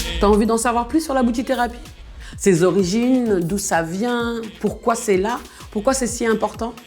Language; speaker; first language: French; early bilingual, other home language; Bambara